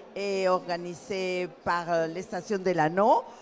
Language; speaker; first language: French; non-native, fluent; Spanish